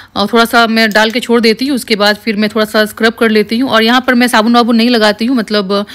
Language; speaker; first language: Hindi; native; Hindi